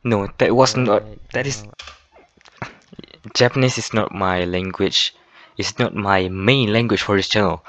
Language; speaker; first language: English; non-native, fluent; Malay